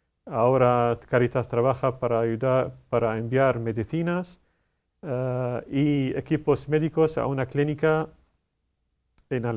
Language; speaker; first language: Spanish; non-native, learner; Arabic